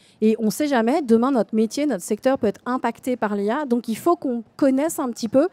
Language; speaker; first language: French; native; French